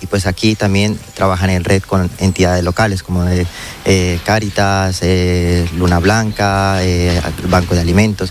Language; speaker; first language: Spanish; native; Spanish